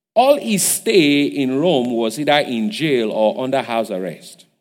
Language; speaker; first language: English; non-native, local second language; Yoruba